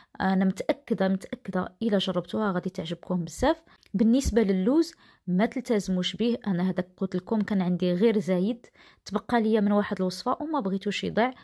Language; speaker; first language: Arabic; native; Arabic